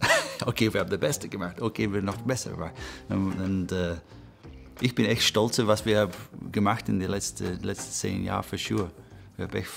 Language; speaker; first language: German; non-native, fluent; English